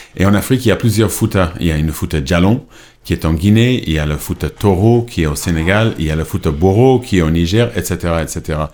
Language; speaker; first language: French; non-native, fluent; English